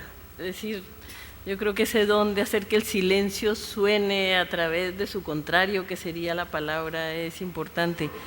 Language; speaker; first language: Spanish; native; Spanish